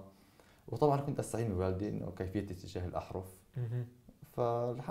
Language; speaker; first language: Arabic; native; Arabic